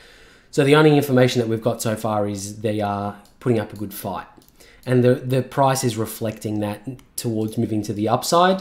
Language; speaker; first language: English; native; English